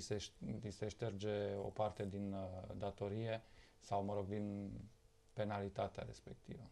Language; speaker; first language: Romanian; native; Romanian